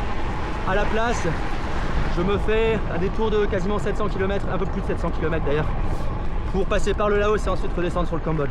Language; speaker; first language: French; native; French